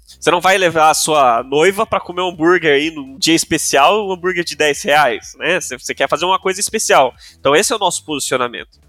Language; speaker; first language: Portuguese; non-native, local second language; English